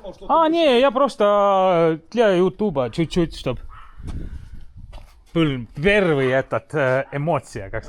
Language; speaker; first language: Russian; non-native, fluent; Estonian